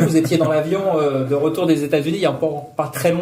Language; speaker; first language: French; native; French